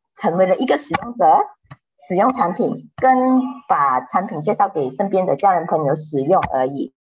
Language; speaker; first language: Chinese; native; Chinese